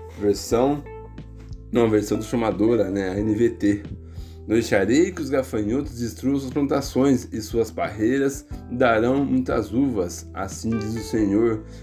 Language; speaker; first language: Portuguese; native; Portuguese